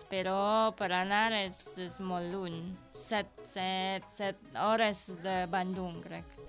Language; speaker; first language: Catalan; non-native, learner; Indonesian